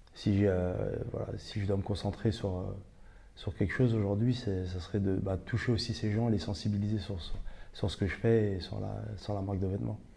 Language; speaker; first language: French; native; French